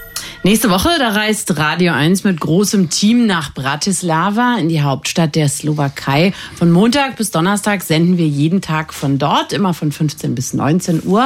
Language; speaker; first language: German; native; German